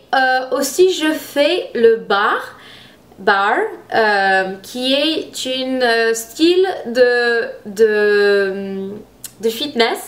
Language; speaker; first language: French; non-native, fluent; English